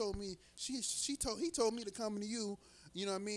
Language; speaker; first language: English; native; English